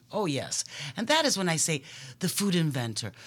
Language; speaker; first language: English; early bilingual, other home language; Italian